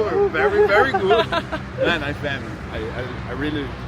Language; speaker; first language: English; non-native, learner; Portuguese